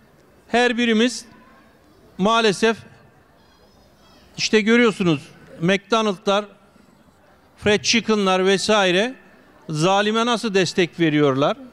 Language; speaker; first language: Turkish; native; Turkish